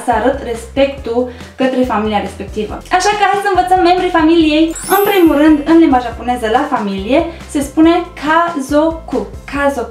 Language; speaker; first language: Romanian; native; Romanian